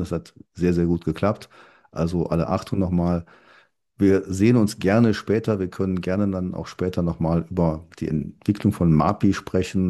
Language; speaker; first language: German; native; German